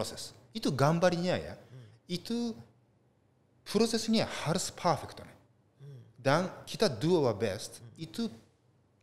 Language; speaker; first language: Indonesian; non-native, learner; Japanese